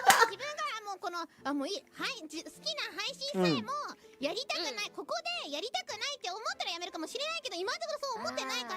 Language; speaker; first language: Japanese; native; Japanese